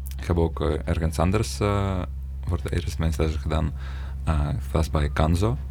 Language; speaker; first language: Dutch; non-native, fluent; Ukrainian